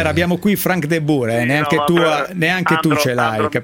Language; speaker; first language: Italian; native; Italian